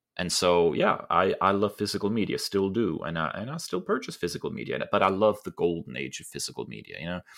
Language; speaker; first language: English; early bilingual, other home language; German